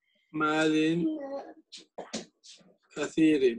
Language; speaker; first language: Arabic; non-native, learner; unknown